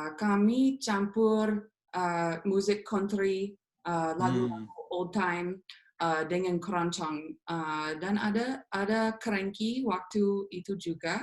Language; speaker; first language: Indonesian; non-native, fluent; English